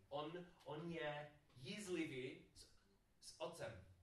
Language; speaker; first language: Czech; non-native, learner; English